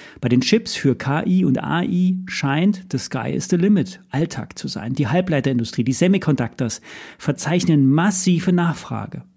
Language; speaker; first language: German; native; German